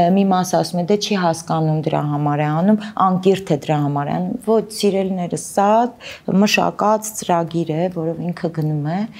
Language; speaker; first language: Armenian; native; Armenian